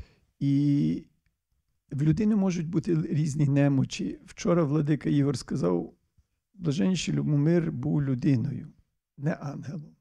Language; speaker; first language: Ukrainian; early bilingual, heritage; Ukrainian